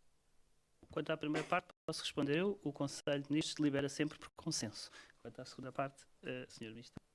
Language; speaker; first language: Portuguese; native; Portuguese